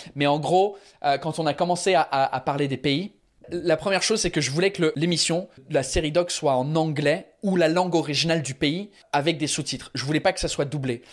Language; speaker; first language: French; early bilingual, other home language; English